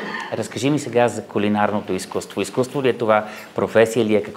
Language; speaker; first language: Bulgarian; native; Bulgarian